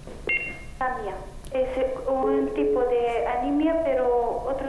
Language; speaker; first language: Spanish; non-native, fluent; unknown